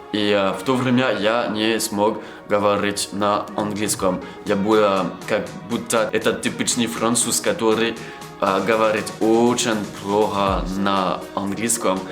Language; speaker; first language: Russian; non-native, learner; French